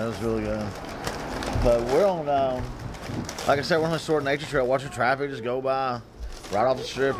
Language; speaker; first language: English; native; English